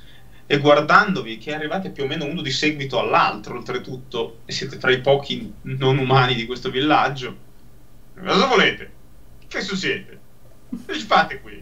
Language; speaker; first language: Italian; native; Italian